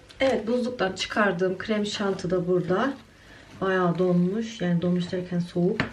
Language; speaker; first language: Turkish; early bilingual, heritage; Turkish